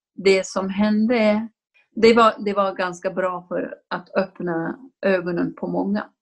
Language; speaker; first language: Swedish; non-native, fluent; Kurdish